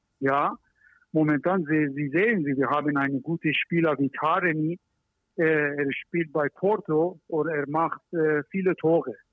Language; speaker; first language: German; non-native, learner; Persian